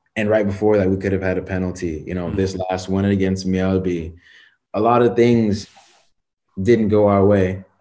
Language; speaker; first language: English; native; English